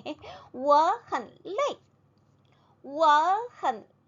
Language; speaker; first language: Chinese; non-native, fluent; Korean